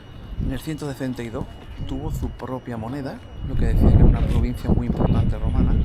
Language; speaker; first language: Spanish; native; Spanish